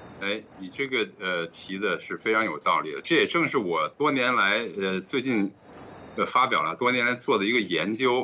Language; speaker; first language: Chinese; native; Chinese